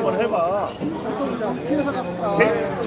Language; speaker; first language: Korean; native; Korean